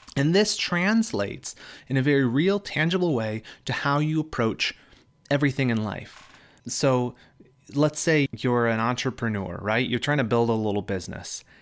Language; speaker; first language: English; native; English